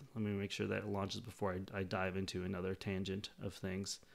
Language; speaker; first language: English; native; English